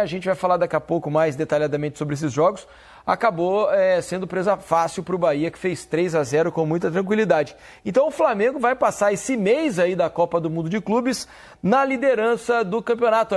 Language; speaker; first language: Portuguese; native; Portuguese